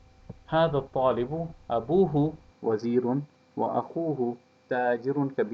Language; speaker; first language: Arabic; non-native, fluent; English